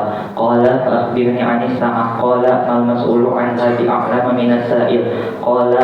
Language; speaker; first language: Arabic; non-native, learner; Indonesian